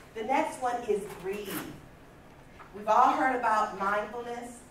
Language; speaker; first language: English; native; English